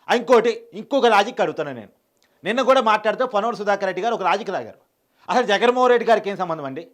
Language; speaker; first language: Telugu; native; Telugu